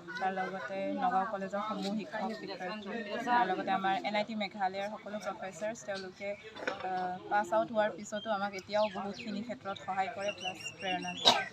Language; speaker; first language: Assamese; non-native, local second language; Manipuri